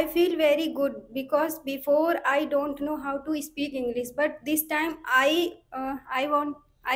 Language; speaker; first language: English; non-native, learner; Hindi